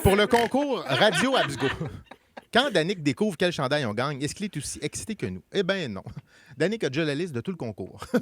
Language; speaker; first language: French; native; French